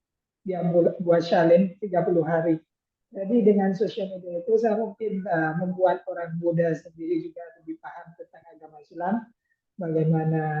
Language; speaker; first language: Indonesian; non-native, fluent; Thai